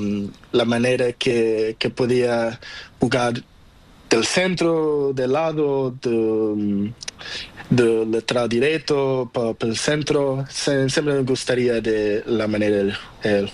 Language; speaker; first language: Spanish; non-native, learner; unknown